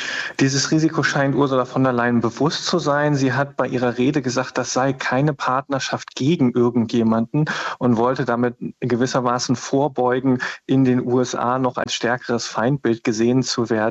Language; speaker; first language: German; native; German